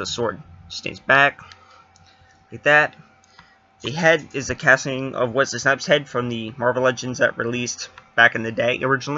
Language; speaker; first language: English; native; English